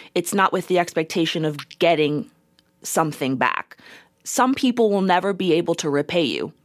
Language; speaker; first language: English; native; English